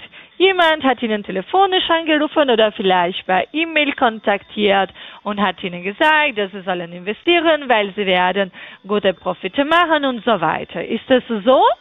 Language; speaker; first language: German; non-native, fluent; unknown